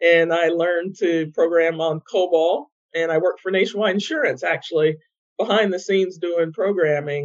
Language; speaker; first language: English; native; English